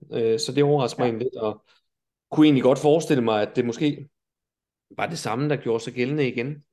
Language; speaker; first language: Danish; native; Danish